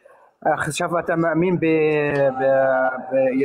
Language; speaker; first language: Hebrew; non-native, local second language; Arabic